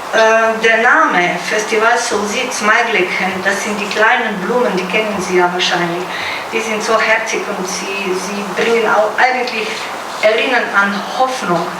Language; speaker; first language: German; non-native, fluent; Slovenian